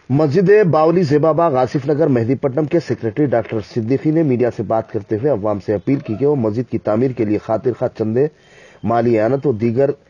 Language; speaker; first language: Urdu; native; Urdu